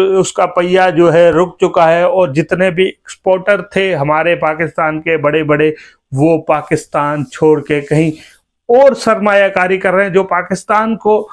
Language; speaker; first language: Urdu; native; Urdu